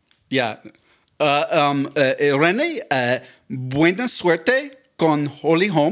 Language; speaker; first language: Spanish; non-native, learner; English